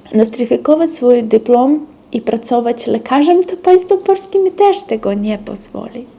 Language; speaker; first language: Polish; non-native, fluent; Russian